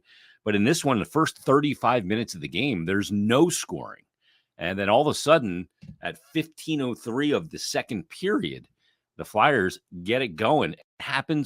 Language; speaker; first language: English; native; English